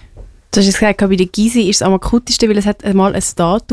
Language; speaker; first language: German; native; German